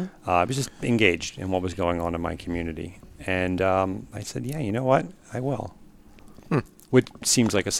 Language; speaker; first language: English; native; English